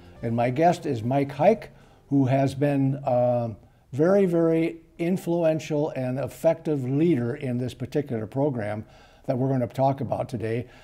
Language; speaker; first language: English; native; English